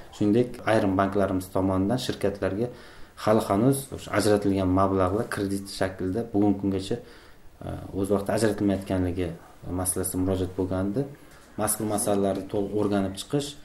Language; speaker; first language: Uzbek; non-native, local second language; Kazakh